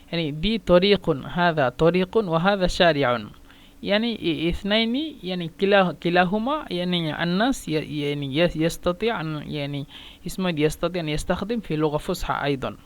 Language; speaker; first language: Arabic; non-native, fluent; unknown